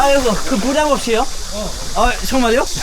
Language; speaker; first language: Korean; non-native, fluent; English